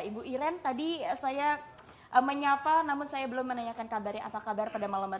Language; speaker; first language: Indonesian; native; Indonesian